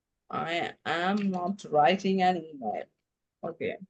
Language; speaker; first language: English; non-native, local second language; Tamil